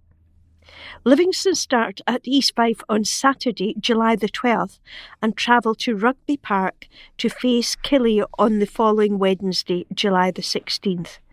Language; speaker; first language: English; native; English